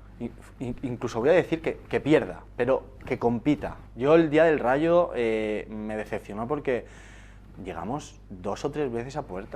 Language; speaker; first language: Spanish; native; Spanish